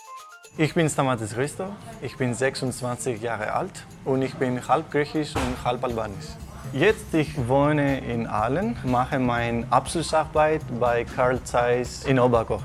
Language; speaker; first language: German; non-native, fluent; Greek